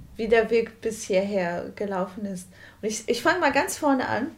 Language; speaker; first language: German; non-native, fluent; Portuguese